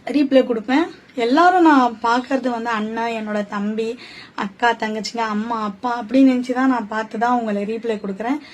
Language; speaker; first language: Tamil; non-native, local second language; Urdu